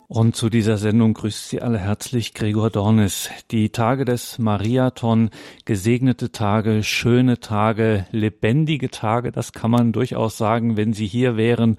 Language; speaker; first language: German; native; German